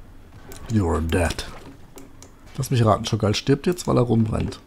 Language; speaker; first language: German; native; German